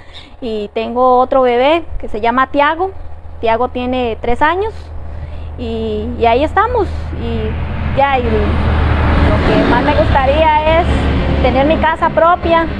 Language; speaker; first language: Spanish; native; Spanish